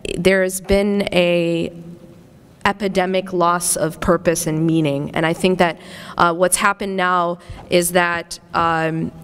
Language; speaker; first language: English; native; English